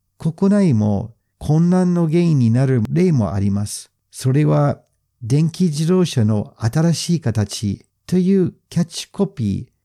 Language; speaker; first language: Japanese; non-native, fluent; English